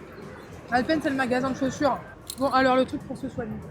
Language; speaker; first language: French; native; French